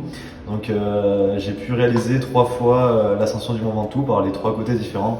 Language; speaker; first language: French; native; French